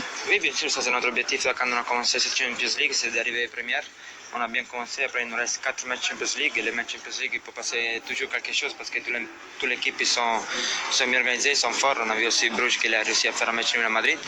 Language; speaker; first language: French; non-native, fluent; Italian